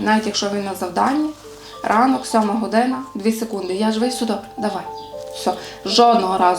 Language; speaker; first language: Ukrainian; native; Ukrainian